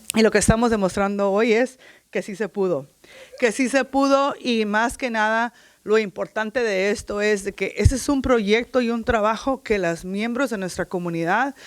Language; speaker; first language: Spanish; early bilingual, heritage; Spanish